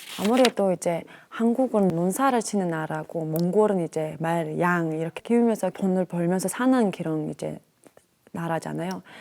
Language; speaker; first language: Korean; non-native, fluent; Mongolian